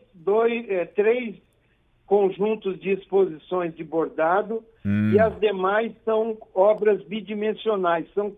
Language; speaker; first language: Portuguese; native; Portuguese